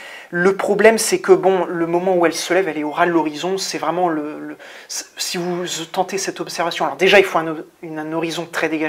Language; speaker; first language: French; native; French